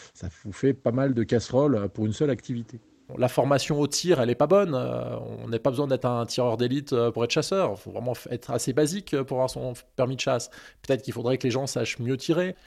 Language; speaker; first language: French; native; French